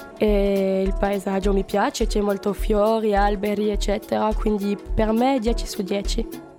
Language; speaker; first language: Italian; non-native, learner; French